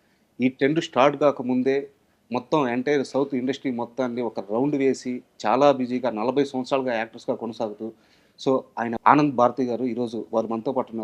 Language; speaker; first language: Telugu; native; Telugu